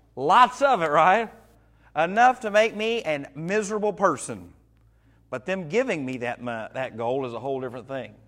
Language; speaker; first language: English; native; English